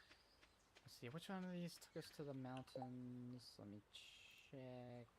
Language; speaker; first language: English; native; English